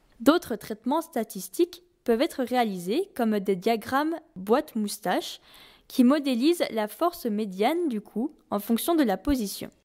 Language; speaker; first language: French; native; French